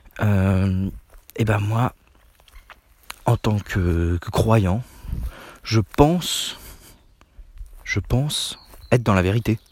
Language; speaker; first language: French; native; French